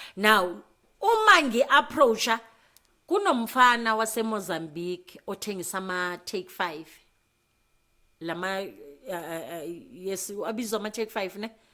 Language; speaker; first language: Zulu; non-native, local second language; Southern Sotho